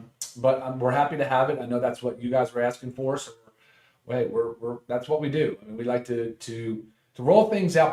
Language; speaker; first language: English; native; English